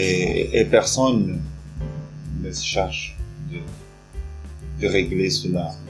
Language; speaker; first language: French; non-native, fluent; Portuguese